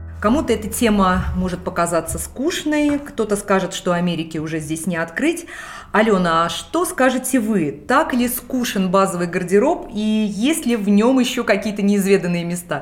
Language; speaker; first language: Russian; native; Russian